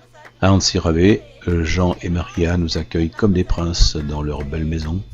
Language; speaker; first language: French; native; French